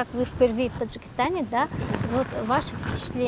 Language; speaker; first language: Russian; non-native, local second language; Tajik